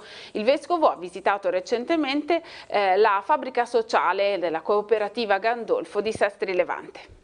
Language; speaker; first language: Italian; native; Italian